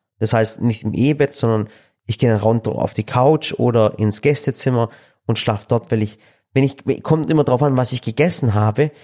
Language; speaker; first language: German; early bilingual, other home language; Turkish